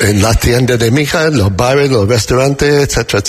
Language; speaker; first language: Spanish; non-native, learner; English